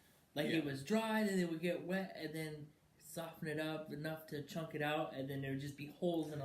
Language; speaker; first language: English; native; English